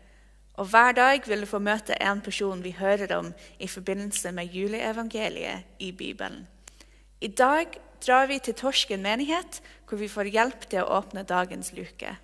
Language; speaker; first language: Norwegian; native; Norwegian